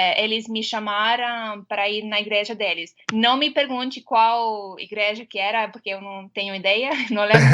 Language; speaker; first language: Portuguese; non-native, fluent; Estonian